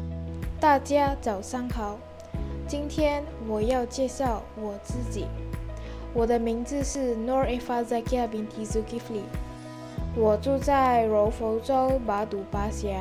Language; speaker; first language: Chinese; non-native, learner; Malay